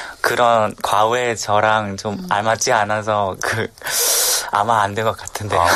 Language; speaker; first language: Korean; non-native, learner; Vietnamese